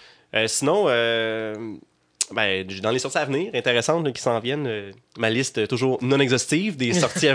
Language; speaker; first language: French; native; French